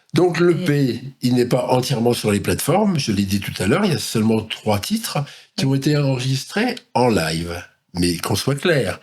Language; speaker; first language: French; native; French